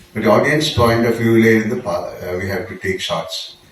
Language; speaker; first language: English; non-native, local second language; Malayalam